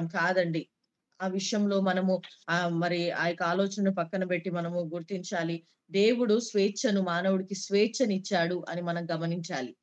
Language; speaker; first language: Telugu; native; Telugu